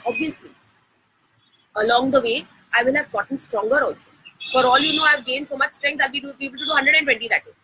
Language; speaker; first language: English; non-native, local second language; Hindi